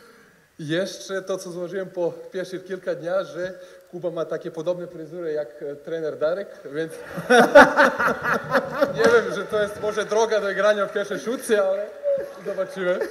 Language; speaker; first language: Polish; non-native, learner; Serbian